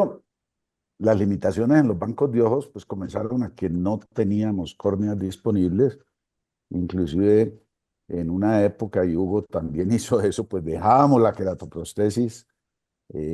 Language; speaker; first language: Spanish; native; Spanish